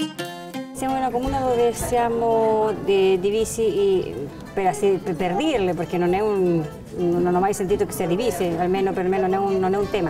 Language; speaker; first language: Italian; early bilingual, heritage; Spanish